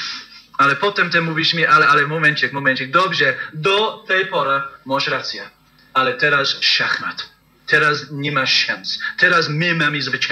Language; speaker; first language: Polish; non-native, learner; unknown